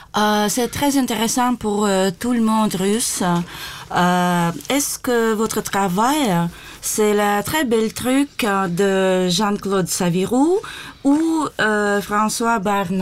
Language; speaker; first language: French; non-native, learner; Russian